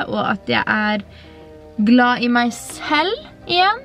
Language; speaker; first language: Norwegian; native; Norwegian